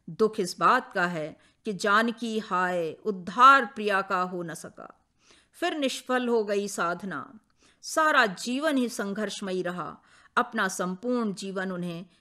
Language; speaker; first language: Hindi; native; Hindi